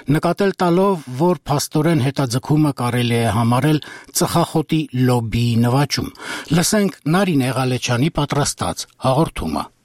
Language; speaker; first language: Armenian; native; Armenian